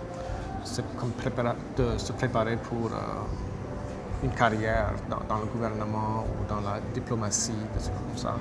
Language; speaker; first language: French; non-native, local second language; English